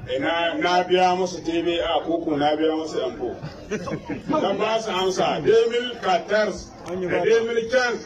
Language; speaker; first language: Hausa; native; Hausa